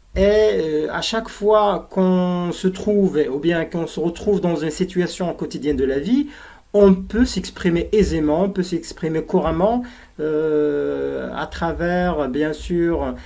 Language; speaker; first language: French; non-native, local second language; Arabic